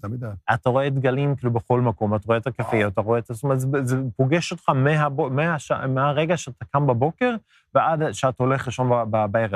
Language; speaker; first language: Hebrew; non-native, fluent; Swedish